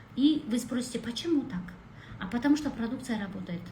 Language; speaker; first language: Russian; non-native, local second language; Kazakh